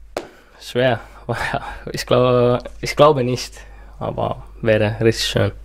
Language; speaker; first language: German; non-native, learner; Finnish